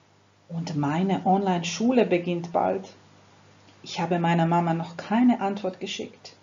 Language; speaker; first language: German; non-native, fluent; Croatian